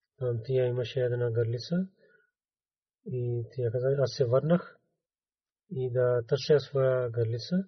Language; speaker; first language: Bulgarian; non-native, learner; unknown